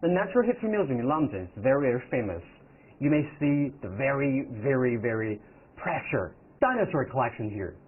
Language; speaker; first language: English; non-native, fluent; Chinese